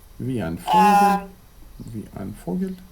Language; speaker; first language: German; non-native, fluent; Ukrainian